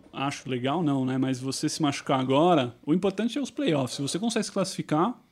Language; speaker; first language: Portuguese; native; Portuguese